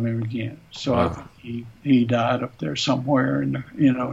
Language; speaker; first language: English; native; English